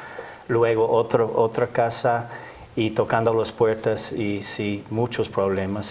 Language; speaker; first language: Spanish; non-native, fluent; English